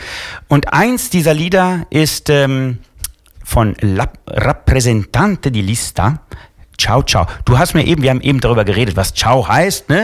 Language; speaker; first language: German; non-native, fluent; Italian